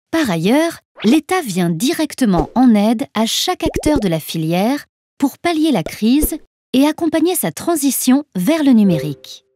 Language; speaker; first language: French; native; French